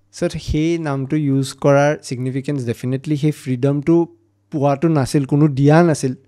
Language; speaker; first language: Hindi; non-native, local second language; Assamese